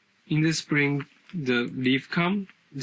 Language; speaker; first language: English; non-native, learner; Japanese